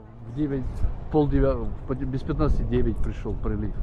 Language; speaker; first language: Russian; native; Russian